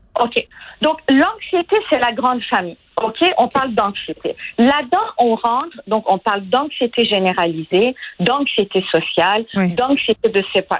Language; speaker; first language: French; non-native, fluent; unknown